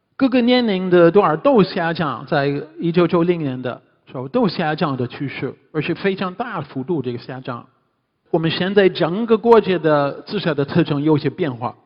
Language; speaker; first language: Chinese; non-native, fluent; English